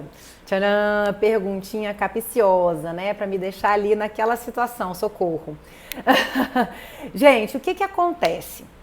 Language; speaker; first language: Portuguese; native; Portuguese